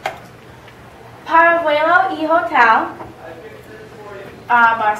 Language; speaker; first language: Spanish; non-native, learner; English